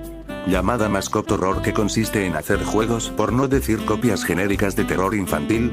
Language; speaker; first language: Spanish; native; Spanish